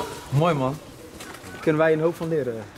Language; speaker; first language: Dutch; native; Dutch